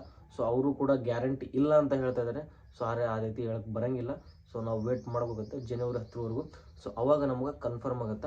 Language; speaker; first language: Kannada; native; Kannada